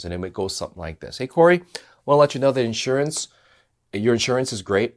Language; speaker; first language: English; native; English